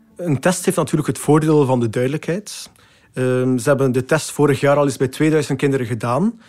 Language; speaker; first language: Dutch; native; Dutch